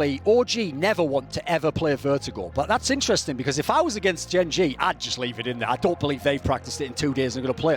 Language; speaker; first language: English; native; English